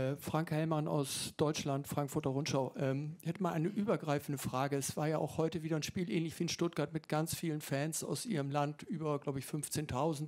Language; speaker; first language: German; native; German